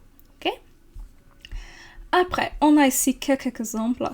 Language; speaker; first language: French; non-native, fluent; Portuguese